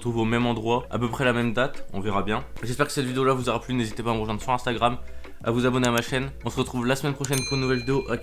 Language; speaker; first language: French; native; French